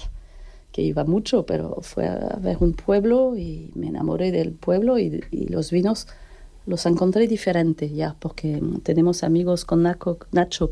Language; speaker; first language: Spanish; non-native, fluent; French